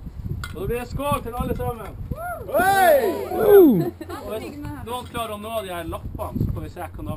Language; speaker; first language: Norwegian; native; Norwegian